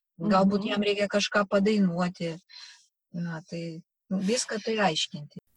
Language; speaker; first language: Lithuanian; non-native, local second language; Russian